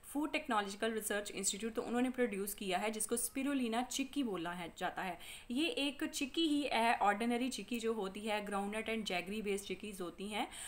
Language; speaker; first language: Hindi; non-native, local second language; Punjabi